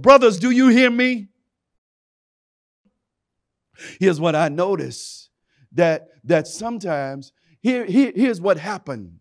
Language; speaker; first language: English; native; English